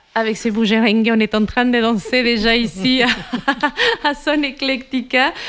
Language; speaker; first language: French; non-native, fluent; Spanish